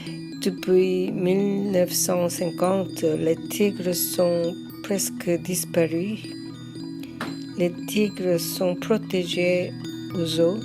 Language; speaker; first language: French; non-native, learner; Korean